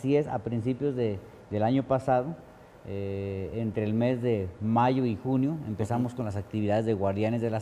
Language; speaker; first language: Spanish; native; Spanish